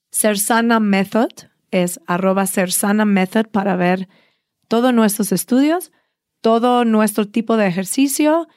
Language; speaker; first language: Spanish; early bilingual, heritage; Spanish